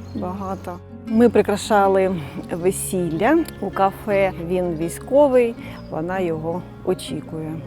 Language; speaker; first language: Ukrainian; native; Ukrainian